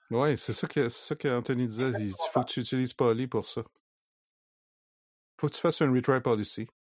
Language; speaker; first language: French; native; French